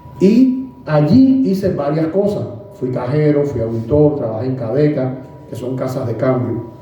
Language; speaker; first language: Spanish; native; Spanish